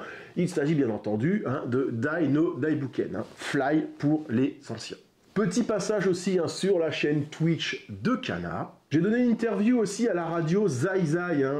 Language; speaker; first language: French; native; French